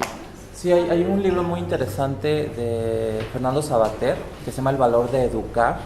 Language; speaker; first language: Spanish; native; Spanish